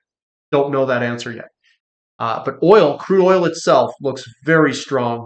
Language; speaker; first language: English; native; English